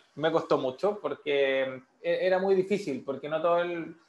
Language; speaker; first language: Spanish; native; Spanish